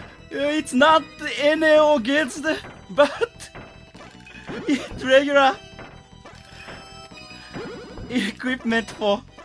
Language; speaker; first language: English; non-native, learner; Japanese